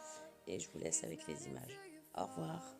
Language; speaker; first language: French; native; French